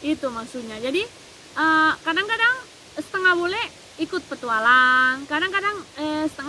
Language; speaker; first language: Indonesian; non-native, fluent; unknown